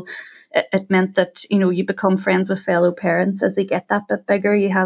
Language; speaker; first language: English; native; English